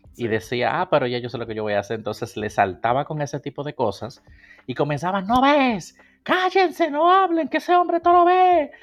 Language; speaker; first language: Spanish; native; Spanish